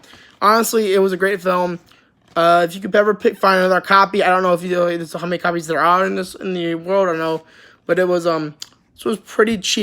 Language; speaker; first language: English; native; English